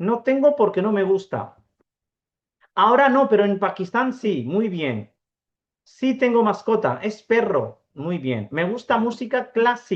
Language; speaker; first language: Spanish; non-native, fluent; Urdu